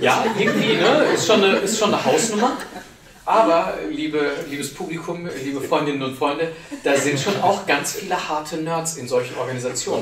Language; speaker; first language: German; native; German